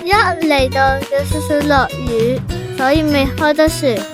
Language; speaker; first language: Chinese; native; Chinese